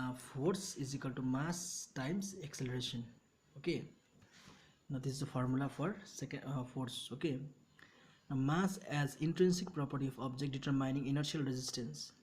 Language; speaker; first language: English; non-native, local second language; Nepali